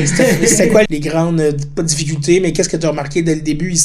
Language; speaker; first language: French; native; French